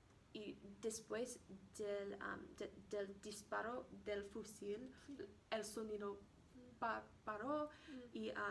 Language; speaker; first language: Spanish; non-native, learner; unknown